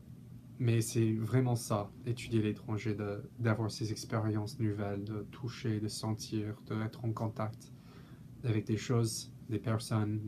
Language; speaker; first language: French; non-native, fluent; English